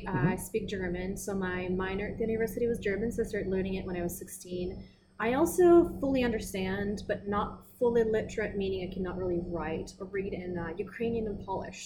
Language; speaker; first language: English; non-native, fluent; Russian